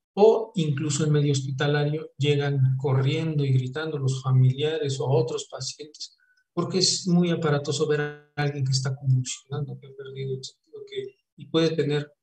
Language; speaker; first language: Spanish; native; Spanish